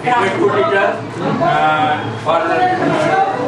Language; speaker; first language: English; non-native, learner; Hindi